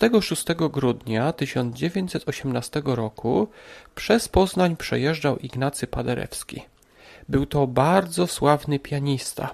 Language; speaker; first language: Polish; native; Polish